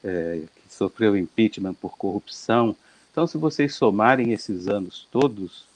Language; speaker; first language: Portuguese; native; Portuguese